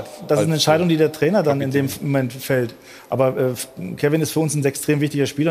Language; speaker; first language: German; native; German